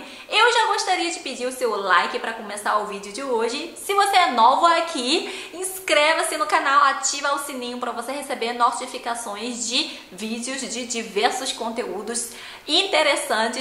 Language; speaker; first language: Portuguese; non-native, fluent; Chinese